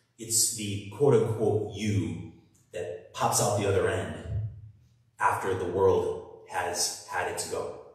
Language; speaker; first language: English; native; English